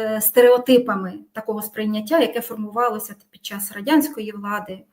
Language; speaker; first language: Ukrainian; native; Ukrainian